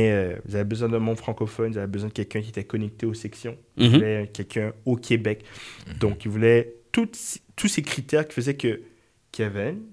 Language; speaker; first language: French; native; French